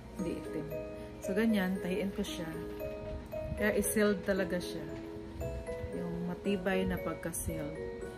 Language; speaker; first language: Filipino; non-native, local second language; Cebuano